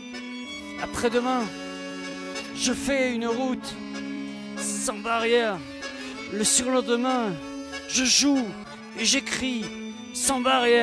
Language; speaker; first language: French; native; French